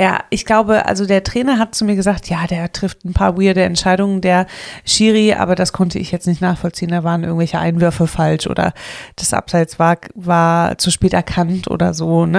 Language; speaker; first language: German; native; German